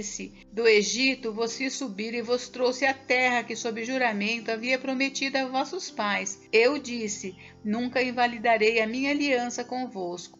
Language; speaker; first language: Portuguese; native; Portuguese